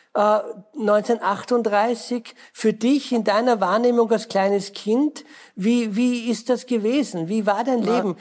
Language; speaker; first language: German; native; German